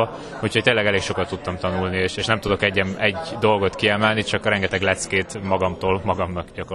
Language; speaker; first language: Hungarian; native; Hungarian